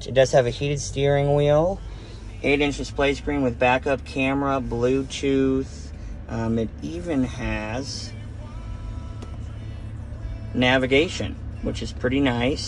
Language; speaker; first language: English; native; English